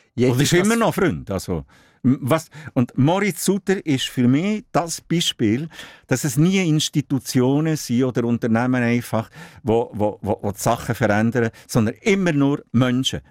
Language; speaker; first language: German; non-native, local second language; Italian